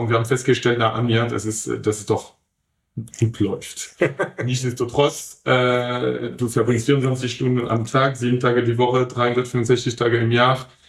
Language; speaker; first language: German; non-native, fluent; French